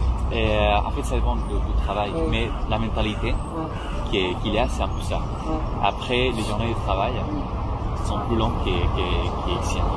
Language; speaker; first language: French; non-native, fluent; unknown